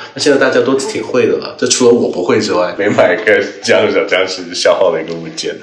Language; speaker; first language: Chinese; non-native, local second language; Cantonese